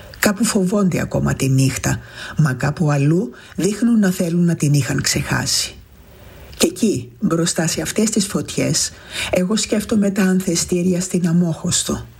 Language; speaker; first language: Greek; native; Greek